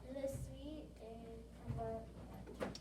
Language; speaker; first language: French; non-native, learner; English